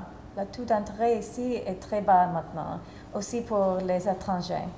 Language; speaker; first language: French; non-native, fluent; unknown